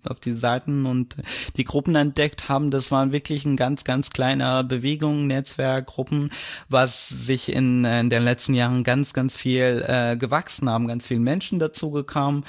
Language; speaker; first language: German; non-native, fluent; Arabic